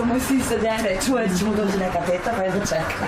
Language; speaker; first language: Bosnian; native; Bosnian